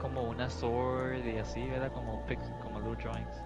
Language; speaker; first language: Spanish; early bilingual, other home language; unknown